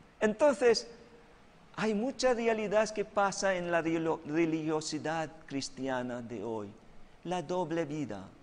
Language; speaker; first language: Spanish; non-native, fluent; Filipino